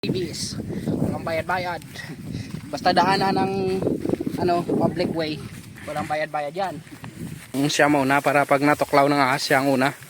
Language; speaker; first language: Filipino; non-native, local second language; Bikol